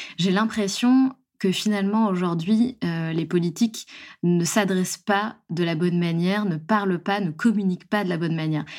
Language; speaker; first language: French; native; French